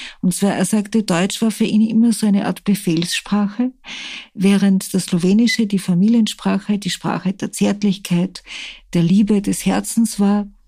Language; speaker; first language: German; native; German